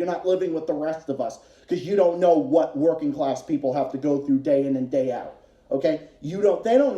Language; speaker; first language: English; native; English